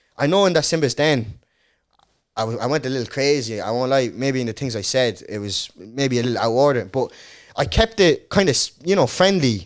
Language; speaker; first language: English; early bilingual, other home language; Dutch